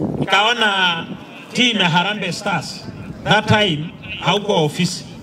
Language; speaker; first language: Swahili; non-native, local second language; Masai